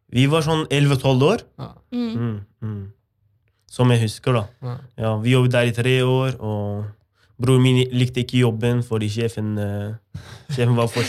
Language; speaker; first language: Norwegian; non-native, fluent; Arabic